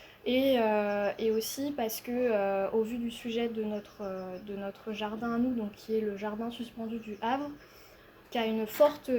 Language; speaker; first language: French; native; French